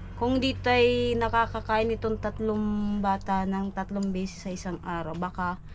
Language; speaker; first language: Filipino; native; Filipino